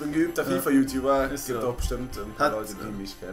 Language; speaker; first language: German; native; German